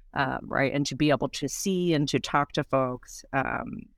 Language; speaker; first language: English; native; English